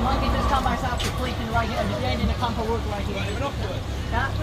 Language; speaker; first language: English; non-native, learner; Thai